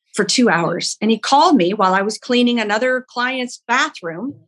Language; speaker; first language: English; native; English